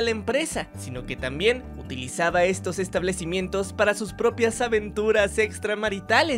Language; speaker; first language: Spanish; native; Spanish